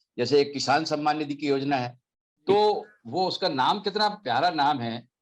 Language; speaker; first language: Hindi; native; Hindi